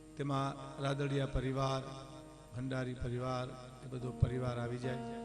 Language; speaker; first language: Gujarati; native; Gujarati